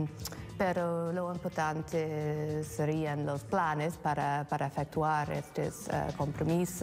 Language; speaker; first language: Spanish; non-native, fluent; English